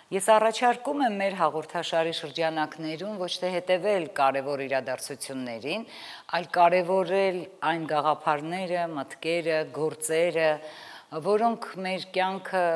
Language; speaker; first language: Armenian; native; Armenian